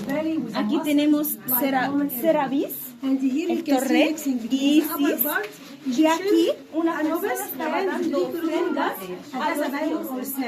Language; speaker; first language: Spanish; non-native, fluent; Arabic